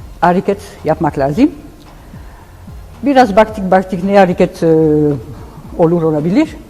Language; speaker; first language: Turkish; non-native, learner; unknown